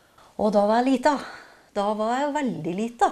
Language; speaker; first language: Norwegian; native; Norwegian